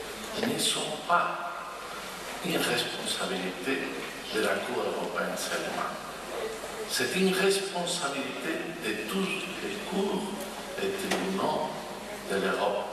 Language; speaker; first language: French; non-native, fluent; Spanish